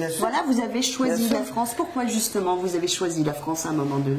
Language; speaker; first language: French; native; French